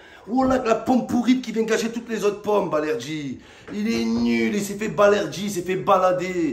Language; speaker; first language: French; native; French